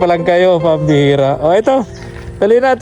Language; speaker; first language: Filipino; native; Filipino